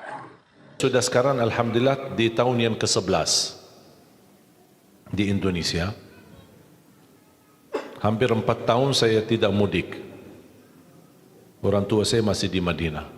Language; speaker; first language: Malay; non-native, fluent; Arabic